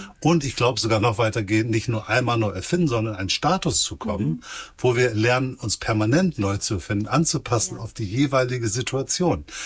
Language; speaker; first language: German; native; German